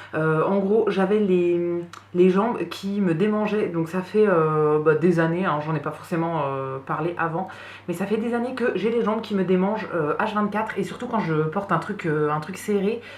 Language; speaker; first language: French; native; French